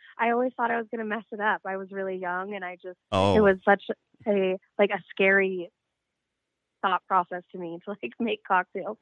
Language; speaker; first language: English; native; English